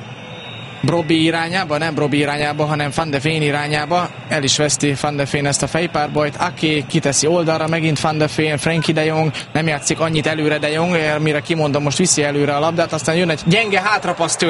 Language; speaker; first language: Hungarian; native; Hungarian